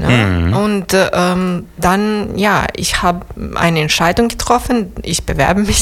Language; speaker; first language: German; non-native, fluent; Serbian